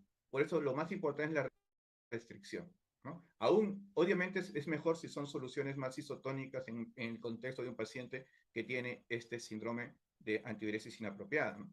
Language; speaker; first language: Spanish; native; Spanish